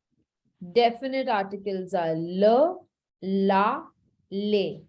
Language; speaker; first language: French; non-native, fluent; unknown